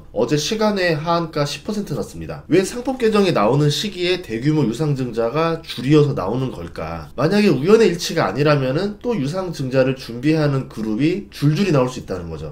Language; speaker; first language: Korean; native; Korean